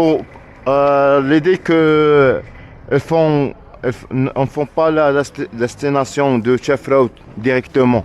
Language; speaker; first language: French; non-native, learner; Arabic